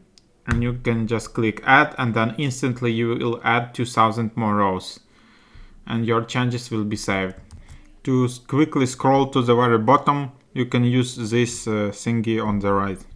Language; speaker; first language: English; non-native, fluent; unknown